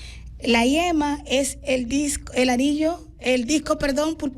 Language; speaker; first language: Spanish; native; Spanish